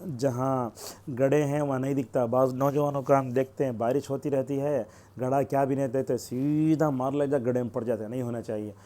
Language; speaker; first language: Urdu; native; Urdu